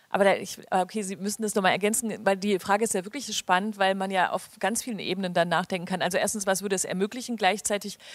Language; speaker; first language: German; non-native, fluent; French